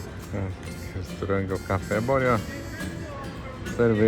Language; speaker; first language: Swedish; non-native, fluent; Portuguese